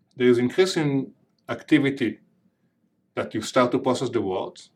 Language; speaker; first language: English; non-native, fluent; Hebrew